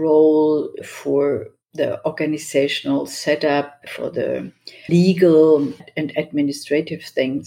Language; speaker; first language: English; non-native, fluent; German